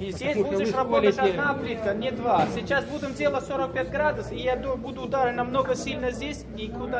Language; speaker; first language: Russian; non-native, learner; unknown